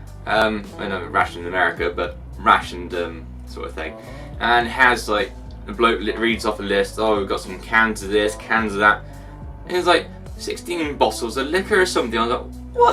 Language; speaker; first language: English; native; English